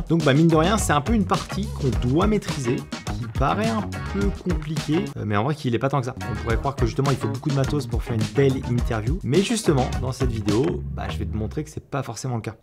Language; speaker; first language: French; native; French